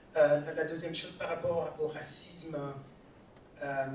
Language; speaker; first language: French; non-native, local second language; Swahili